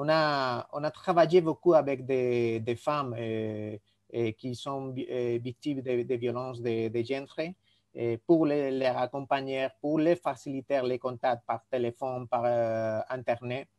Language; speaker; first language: French; non-native, fluent; Spanish